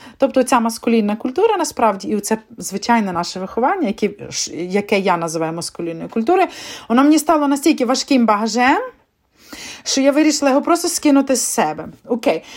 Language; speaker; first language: Ukrainian; native; Ukrainian